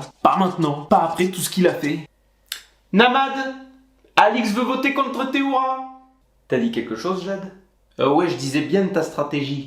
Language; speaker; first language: French; native; French